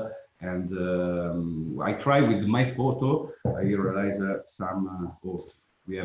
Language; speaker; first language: English; non-native, learner; Italian